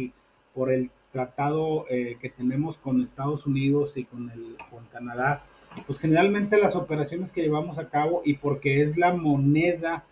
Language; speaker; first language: Spanish; native; Spanish